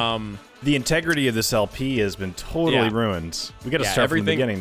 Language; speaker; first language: English; native; English